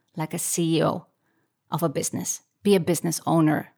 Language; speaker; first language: English; non-native, fluent; Icelandic